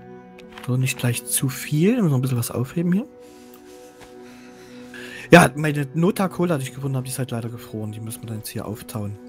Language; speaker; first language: German; native; German